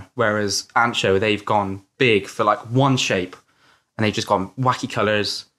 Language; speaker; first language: English; native; English